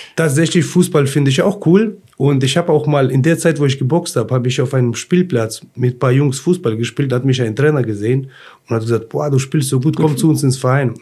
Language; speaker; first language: German; early bilingual, other home language; Russian